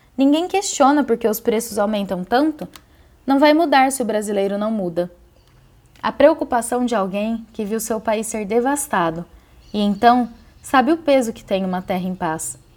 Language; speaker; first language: Portuguese; native; Portuguese